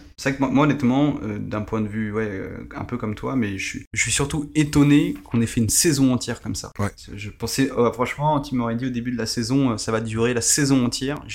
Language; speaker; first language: French; early bilingual, other home language; Portuguese